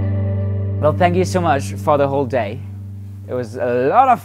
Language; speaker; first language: English; non-native, fluent; German